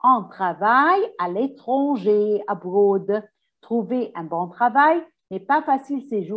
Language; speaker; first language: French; non-native, fluent; Arabic